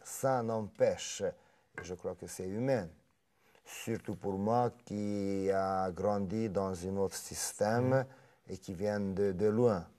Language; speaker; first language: French; non-native, fluent; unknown